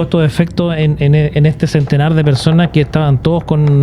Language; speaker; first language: Spanish; native; Spanish